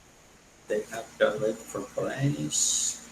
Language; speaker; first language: English; non-native, learner; Spanish